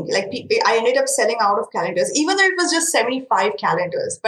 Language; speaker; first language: English; non-native, local second language; Marathi